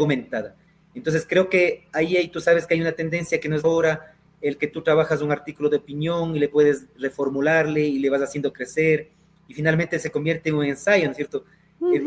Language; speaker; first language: Spanish; native; Spanish